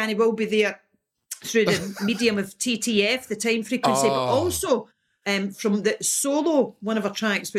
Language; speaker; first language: English; native; English